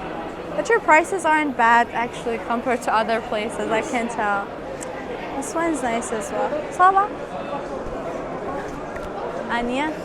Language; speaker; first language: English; non-native, fluent; Persian